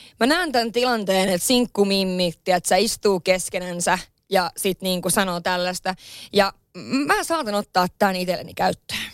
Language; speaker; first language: Finnish; native; Finnish